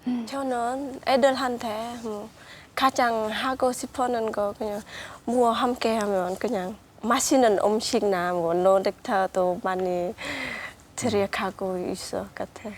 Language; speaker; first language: Korean; non-native, learner; Khmer